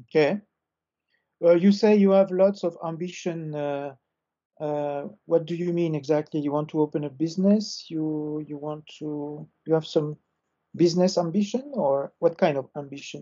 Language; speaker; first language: English; non-native, fluent; French